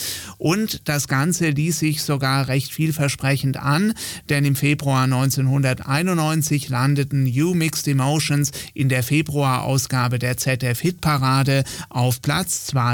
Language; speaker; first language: German; native; German